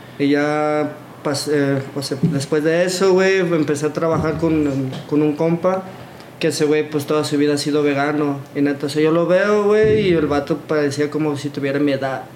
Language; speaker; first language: Spanish; early bilingual, other home language; English